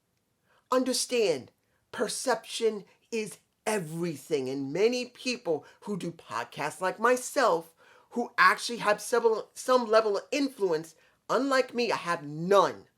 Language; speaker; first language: English; native; English